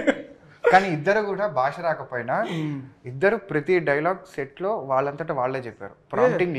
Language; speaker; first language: Telugu; native; Telugu